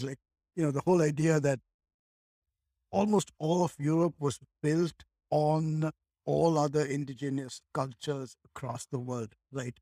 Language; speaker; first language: English; native; English